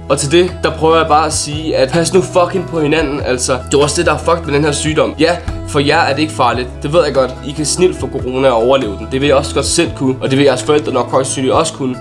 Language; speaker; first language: Danish; native; Danish